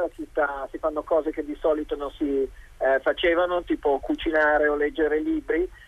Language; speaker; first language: Italian; native; Italian